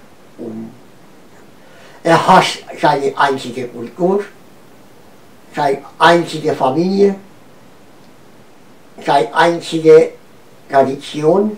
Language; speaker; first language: German; non-native, learner; Romanian